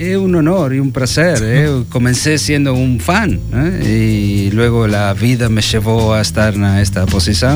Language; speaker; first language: Portuguese; non-native, learner; Spanish